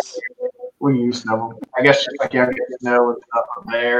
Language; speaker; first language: English; native; English